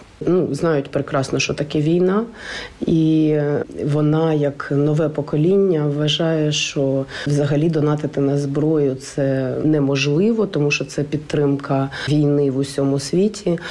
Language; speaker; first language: Ukrainian; native; Ukrainian